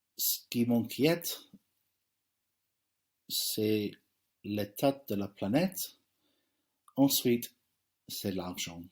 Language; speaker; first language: French; non-native, fluent; English